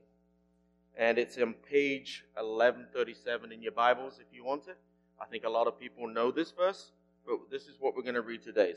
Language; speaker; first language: English; native; English